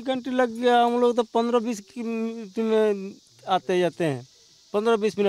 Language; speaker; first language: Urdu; non-native, local second language; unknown